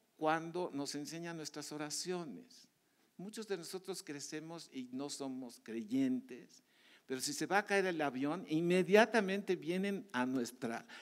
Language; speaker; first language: Spanish; native; Spanish